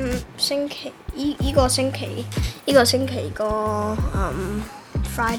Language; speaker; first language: Cantonese; early bilingual, heritage; Cantonese